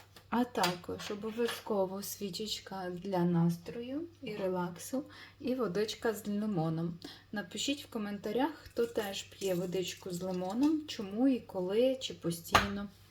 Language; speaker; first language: Ukrainian; non-native, local second language; Russian